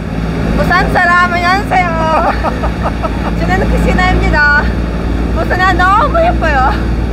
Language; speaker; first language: Korean; non-native, learner; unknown